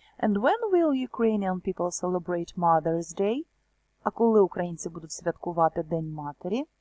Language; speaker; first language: Ukrainian; native; Ukrainian